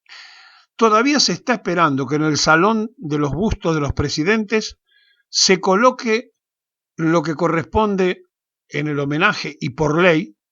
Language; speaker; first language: Spanish; native; Spanish